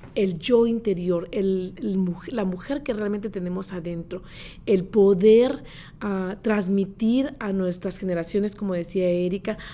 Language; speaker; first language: Spanish; native; Spanish